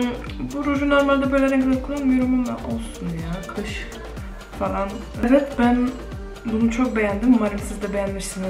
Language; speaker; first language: Turkish; non-native, fluent; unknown